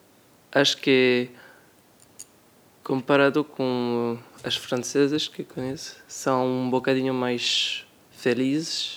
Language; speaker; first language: Portuguese; non-native, learner; French